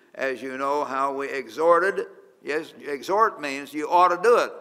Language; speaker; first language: English; native; English